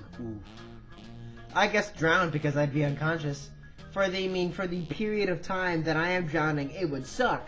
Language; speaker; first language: English; native; English